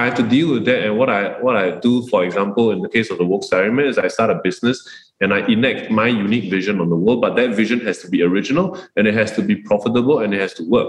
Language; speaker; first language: English; non-native, local second language; Chinese